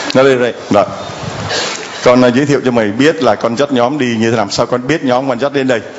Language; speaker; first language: Vietnamese; native; Vietnamese